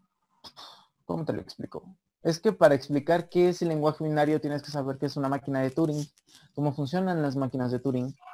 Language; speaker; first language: Spanish; native; Spanish